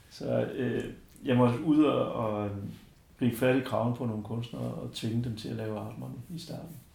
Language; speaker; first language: Danish; early bilingual, other home language; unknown